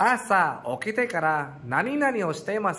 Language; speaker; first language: Japanese; non-native, fluent; Filipino